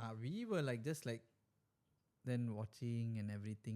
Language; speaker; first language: English; native; English